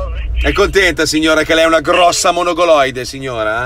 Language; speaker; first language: Italian; native; Italian